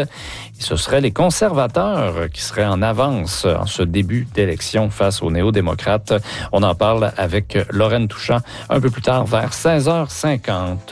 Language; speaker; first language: French; native; French